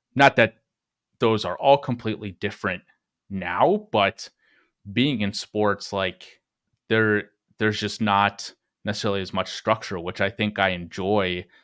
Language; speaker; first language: English; native; English